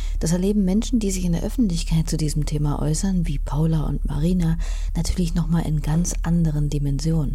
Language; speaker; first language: German; native; German